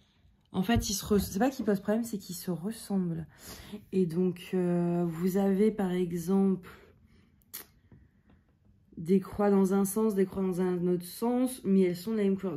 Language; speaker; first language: French; native; French